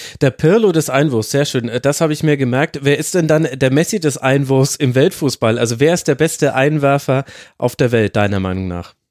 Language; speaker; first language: German; native; German